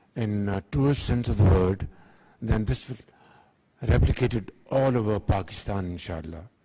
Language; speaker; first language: English; non-native, local second language; Urdu